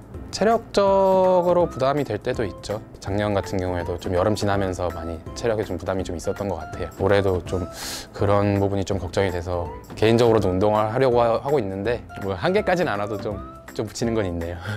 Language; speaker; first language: Korean; early bilingual, heritage; Korean